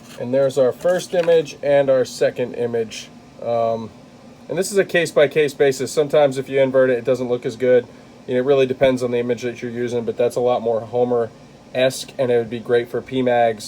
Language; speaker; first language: English; native; English